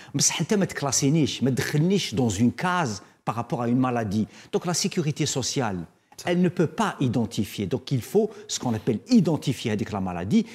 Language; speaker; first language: French; non-native, local second language; Arabic